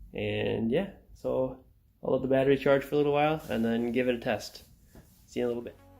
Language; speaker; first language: English; native; English